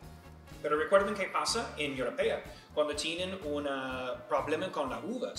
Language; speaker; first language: Spanish; non-native, learner; English